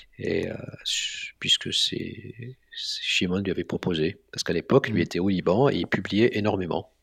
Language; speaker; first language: French; non-native, local second language; Arabic